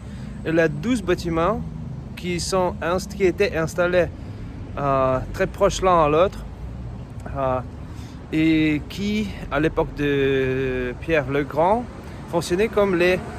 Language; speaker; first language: French; non-native, fluent; Russian